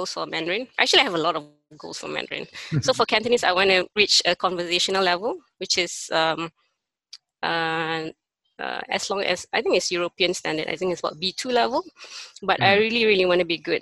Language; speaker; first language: English; non-native, local second language; Malay